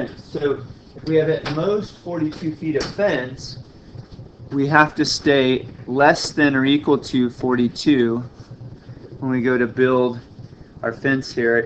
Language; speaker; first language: English; native; English